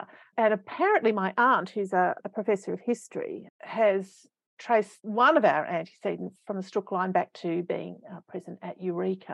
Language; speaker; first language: English; native; English